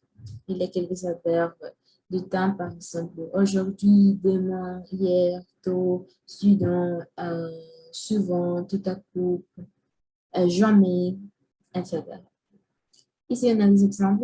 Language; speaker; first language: French; non-native, learner; Spanish